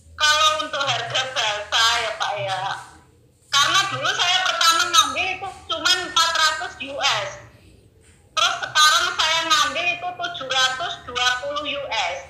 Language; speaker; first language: Indonesian; non-native, local second language; Javanese